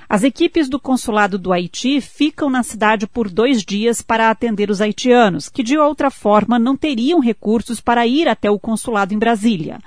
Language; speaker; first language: Portuguese; native; Portuguese